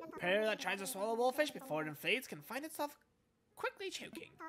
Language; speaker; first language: English; native; English